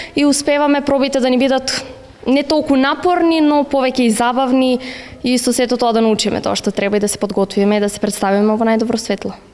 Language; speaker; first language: Macedonian; native; Macedonian